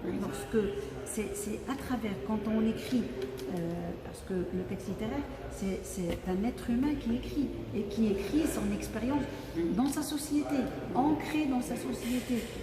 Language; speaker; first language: French; non-native, local second language; Arabic